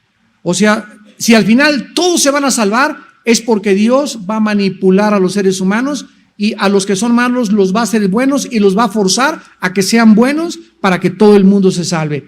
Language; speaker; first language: Spanish; native; Spanish